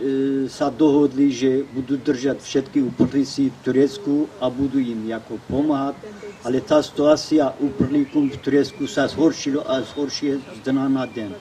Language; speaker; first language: Czech; non-native, learner; Kurdish